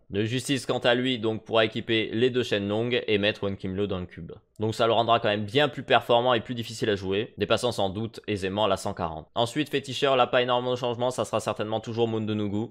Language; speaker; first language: French; native; French